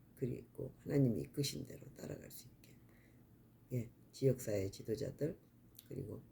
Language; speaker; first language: Korean; native; Korean